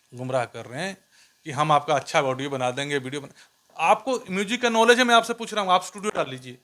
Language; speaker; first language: Hindi; native; Hindi